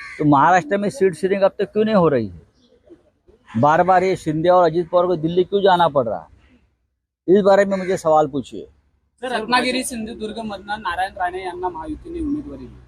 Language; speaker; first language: Hindi; non-native, local second language; Marathi